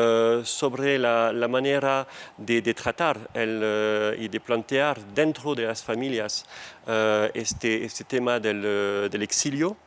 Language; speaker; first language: Spanish; non-native, fluent; French